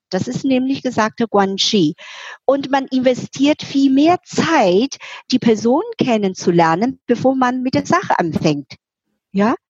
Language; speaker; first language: German; non-native, fluent; Chinese